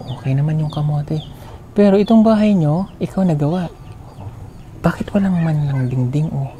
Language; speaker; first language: Filipino; non-native, local second language; Cebuano